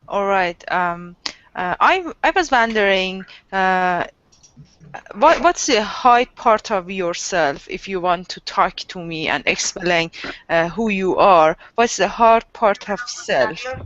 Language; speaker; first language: English; non-native, learner; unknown